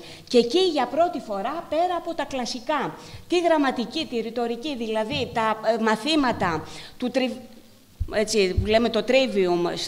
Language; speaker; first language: Greek; native; Greek